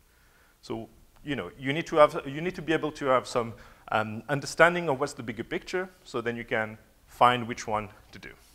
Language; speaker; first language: English; non-native, fluent; French